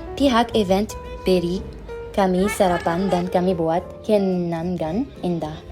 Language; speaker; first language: Malay; non-native, learner; Arabic